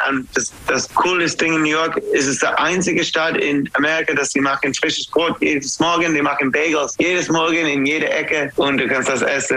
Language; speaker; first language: German; non-native, learner; English